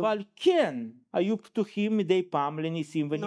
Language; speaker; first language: Hebrew; non-native, fluent; Russian